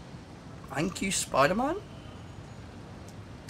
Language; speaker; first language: English; native; English